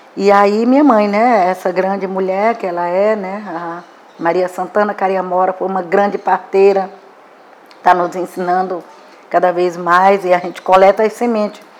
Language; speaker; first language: Portuguese; non-native, local second language; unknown